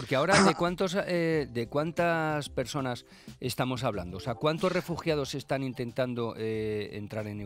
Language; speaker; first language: Spanish; native; Spanish